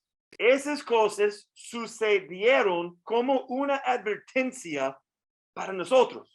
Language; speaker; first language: Spanish; non-native, fluent; English